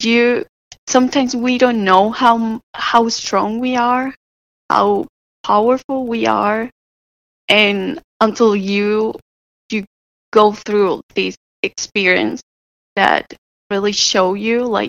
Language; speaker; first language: English; non-native, fluent; Spanish